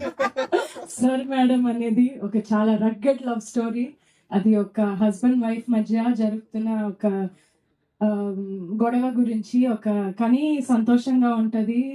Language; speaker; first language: Telugu; non-native, fluent; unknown